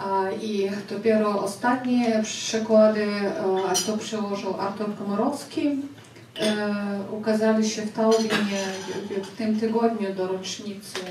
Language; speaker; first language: Polish; non-native, fluent; Ukrainian